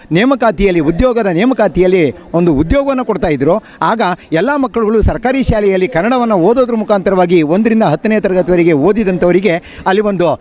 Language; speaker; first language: Kannada; native; Kannada